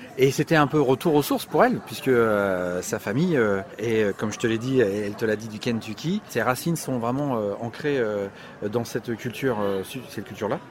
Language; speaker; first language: French; native; French